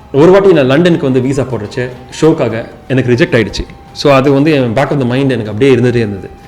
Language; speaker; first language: Tamil; early bilingual, heritage; Tamil